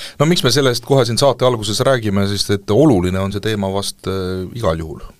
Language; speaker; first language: Estonian; native; Estonian